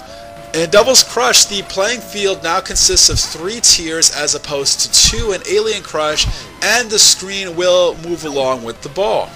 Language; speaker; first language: English; native; English